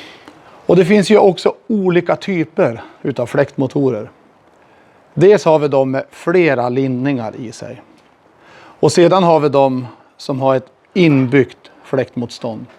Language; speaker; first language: Swedish; native; Swedish